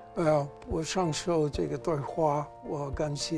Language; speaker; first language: Chinese; non-native, learner; English